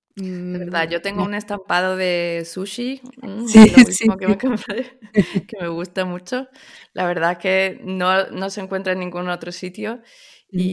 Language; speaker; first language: Spanish; early bilingual, other home language; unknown